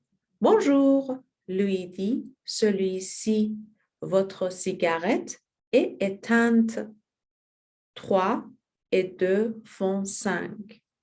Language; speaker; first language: French; non-native, learner; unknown